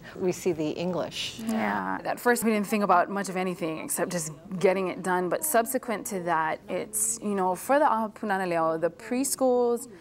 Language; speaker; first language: English; native; English